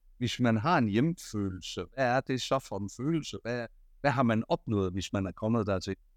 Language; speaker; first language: Danish; native; Danish